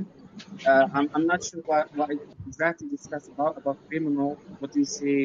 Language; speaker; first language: English; non-native, learner; Arabic